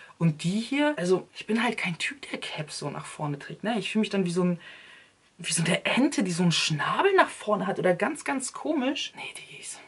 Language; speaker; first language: German; early bilingual, other home language; Turkish